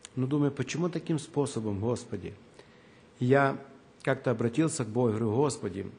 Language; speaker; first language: Russian; non-native, local second language; Ukrainian